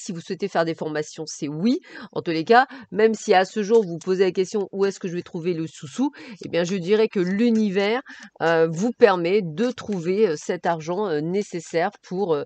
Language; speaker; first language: French; native; French